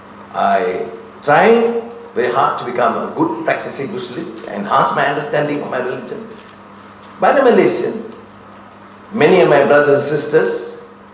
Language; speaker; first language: English; non-native, local second language; Malay